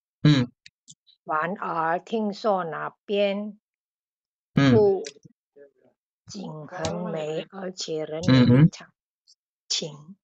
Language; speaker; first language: Chinese; non-native, learner; Indonesian